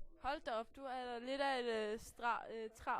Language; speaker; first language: Danish; native; Danish